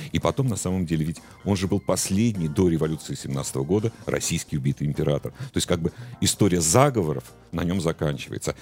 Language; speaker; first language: Russian; native; Russian